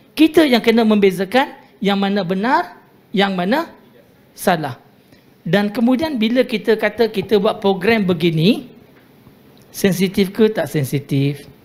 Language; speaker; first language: Malay; non-native, local second language; Tamil